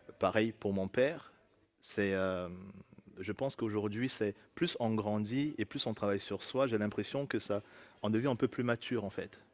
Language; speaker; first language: French; native; French